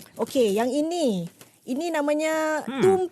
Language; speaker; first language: Malay; native; Malay